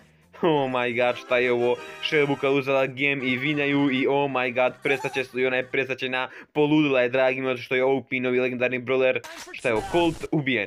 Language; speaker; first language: Serbian; native; Serbian